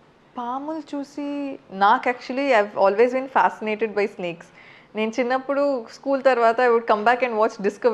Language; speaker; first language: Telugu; non-native, fluent; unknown